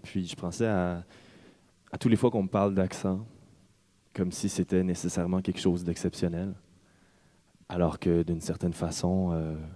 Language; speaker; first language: French; native; French